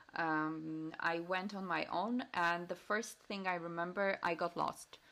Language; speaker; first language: English; non-native, fluent; Polish